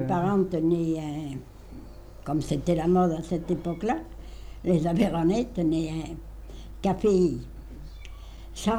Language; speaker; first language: French; native; French